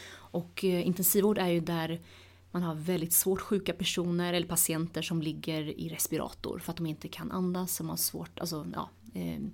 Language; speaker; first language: Swedish; early bilingual, other home language; Tigrinya